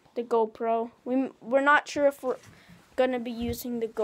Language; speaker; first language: English; native; English